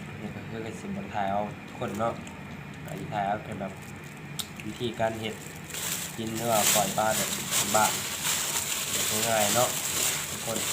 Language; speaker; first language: Thai; non-native, local second language; Northeastern Thai